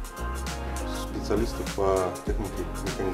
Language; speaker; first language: Russian; native; Russian